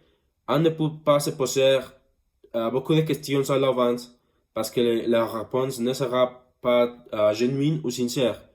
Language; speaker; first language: French; non-native, learner; Spanish